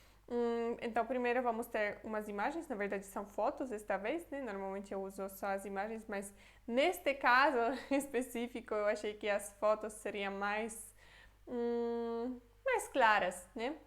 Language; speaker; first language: Portuguese; non-native, fluent; Polish